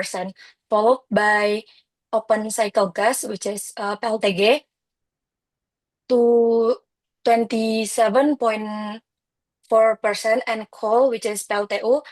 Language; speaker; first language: English; non-native, learner; Indonesian